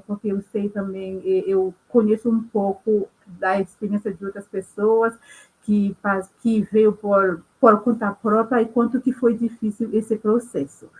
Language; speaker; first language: Portuguese; non-native, local second language; Haitian Creole